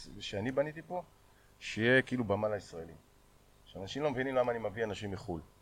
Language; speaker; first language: Hebrew; native; Hebrew